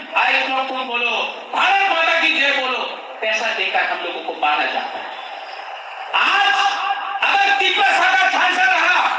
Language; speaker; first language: Hindi; non-native, local second language; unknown